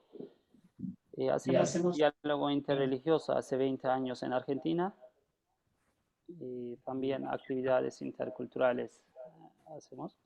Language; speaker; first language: Spanish; non-native, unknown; Turkish